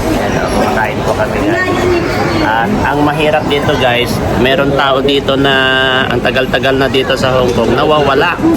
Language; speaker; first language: Filipino; native; Filipino